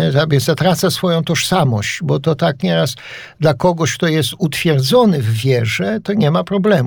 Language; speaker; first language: Polish; native; Polish